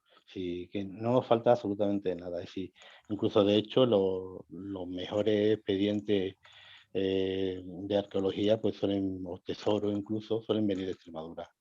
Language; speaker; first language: Spanish; native; Spanish